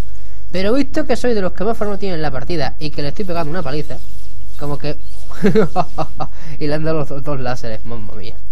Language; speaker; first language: Spanish; native; Spanish